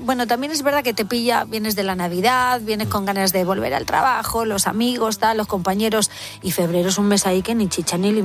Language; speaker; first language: Spanish; native; Spanish